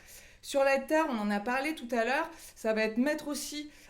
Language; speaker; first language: French; native; French